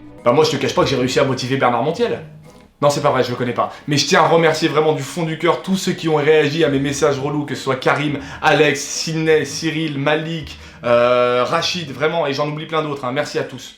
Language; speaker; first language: French; native; French